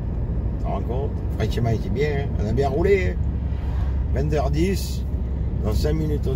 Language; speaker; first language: French; native; French